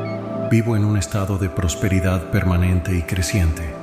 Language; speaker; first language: Spanish; native; Spanish